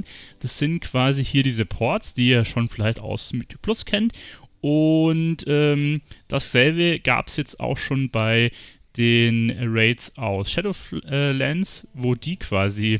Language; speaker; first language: German; native; German